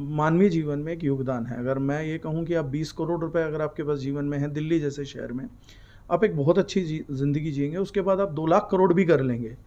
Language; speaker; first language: Hindi; native; Hindi